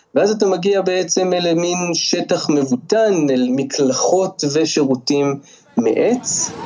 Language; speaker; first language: Hebrew; native; Hebrew